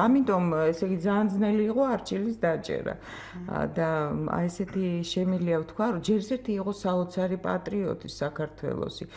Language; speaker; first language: Georgian; non-native, fluent; Russian